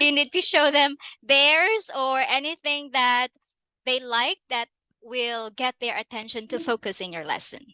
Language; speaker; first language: English; non-native, fluent; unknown